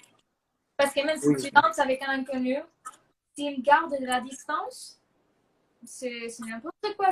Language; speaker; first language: French; non-native, fluent; Spanish